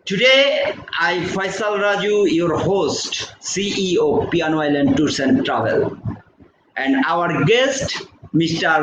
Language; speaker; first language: English; non-native, fluent; Bangla